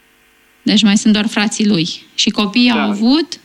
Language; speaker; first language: Romanian; native; Romanian